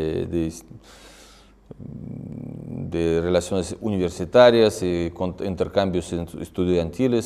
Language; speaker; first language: Spanish; non-native, fluent; Russian